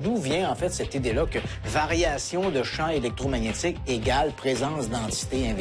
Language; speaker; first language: French; native; French